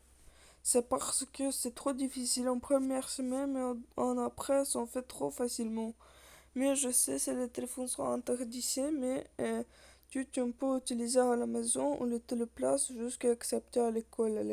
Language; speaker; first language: French; non-native, learner; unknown